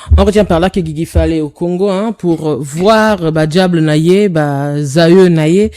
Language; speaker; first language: French; non-native, local second language; Lingala